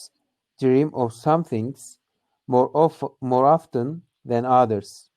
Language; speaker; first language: English; non-native, learner; Turkish